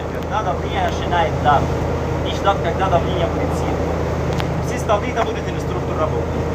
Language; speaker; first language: Russian; non-native, learner; Arabic